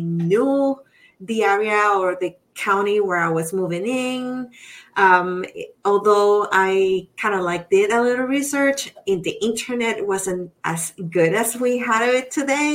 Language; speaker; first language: English; non-native, fluent; Spanish